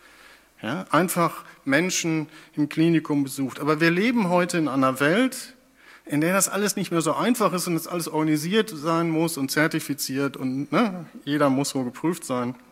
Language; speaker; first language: German; native; German